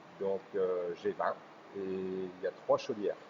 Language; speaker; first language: French; native; French